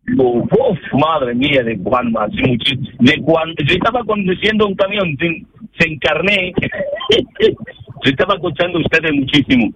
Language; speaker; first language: Spanish; early bilingual, other home language; Arabic